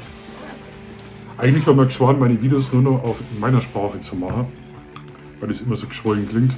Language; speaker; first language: German; native; German